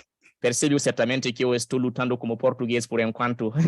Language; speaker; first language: Portuguese; non-native, fluent; French